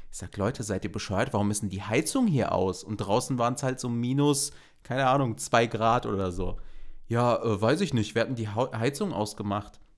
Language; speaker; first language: German; native; German